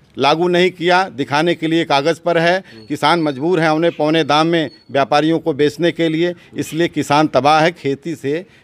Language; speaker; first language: Hindi; native; Hindi